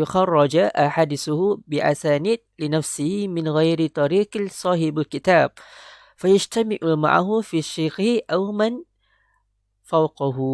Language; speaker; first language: Arabic; non-native, learner; Malay